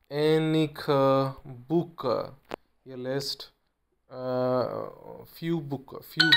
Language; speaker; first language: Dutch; non-native, learner; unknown